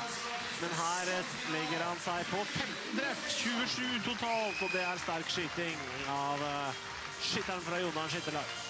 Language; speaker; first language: Norwegian; native; Norwegian